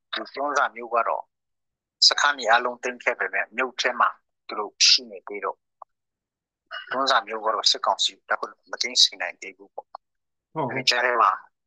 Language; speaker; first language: Burmese; non-native, local second language; Hakha Chin